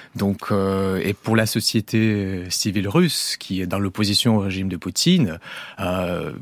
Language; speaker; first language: French; non-native, fluent; Russian